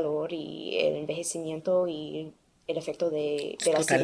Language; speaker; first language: Spanish; non-native, learner; English